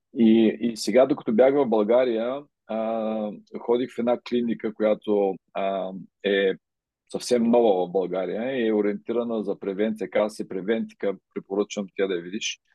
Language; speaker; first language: Bulgarian; native; Bulgarian